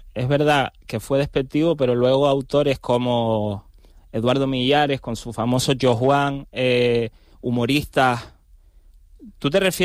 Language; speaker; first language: Spanish; native; Spanish